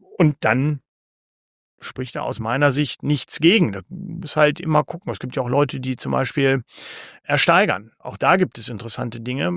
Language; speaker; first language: German; native; German